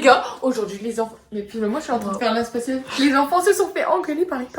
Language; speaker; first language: French; native; French